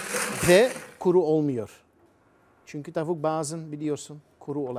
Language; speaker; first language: Turkish; non-native, fluent; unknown